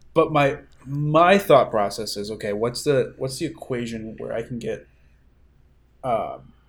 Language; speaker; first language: English; native; English